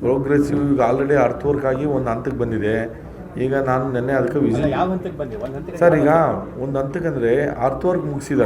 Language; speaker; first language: Kannada; native; Kannada